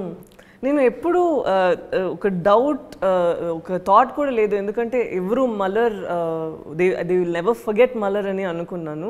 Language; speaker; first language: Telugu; non-native, learner; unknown